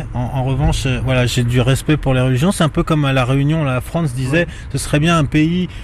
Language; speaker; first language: French; native; French